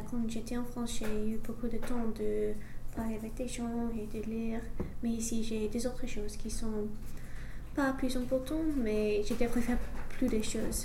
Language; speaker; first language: French; non-native, learner; English